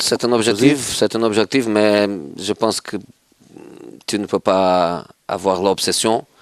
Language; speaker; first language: French; non-native, fluent; Portuguese